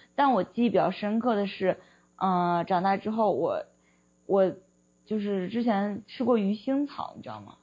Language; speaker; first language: Chinese; native; Chinese